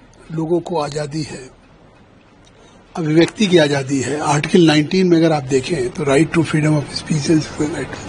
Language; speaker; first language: Hindi; native; Hindi